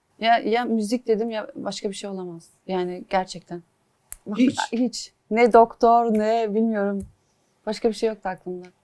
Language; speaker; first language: Turkish; early bilingual, heritage; Turkish